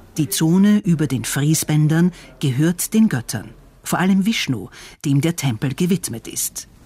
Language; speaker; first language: German; native; German